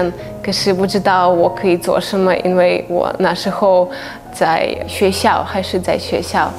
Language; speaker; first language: Chinese; non-native, fluent; Russian